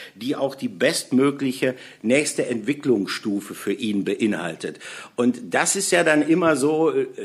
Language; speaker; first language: German; native; German